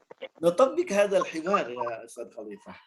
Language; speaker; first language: Arabic; non-native, fluent; Indonesian